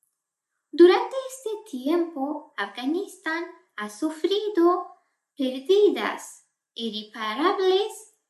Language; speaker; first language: Spanish; non-native, fluent; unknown